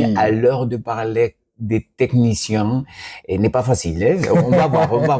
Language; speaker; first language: French; non-native, learner; Spanish